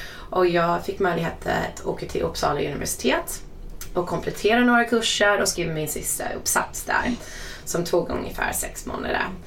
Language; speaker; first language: Swedish; non-native, fluent; English